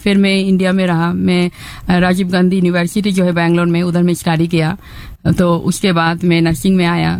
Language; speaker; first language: Hindi; non-native, fluent; Bangla